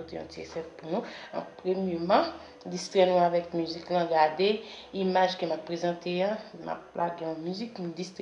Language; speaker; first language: French; non-native, learner; Haitian Creole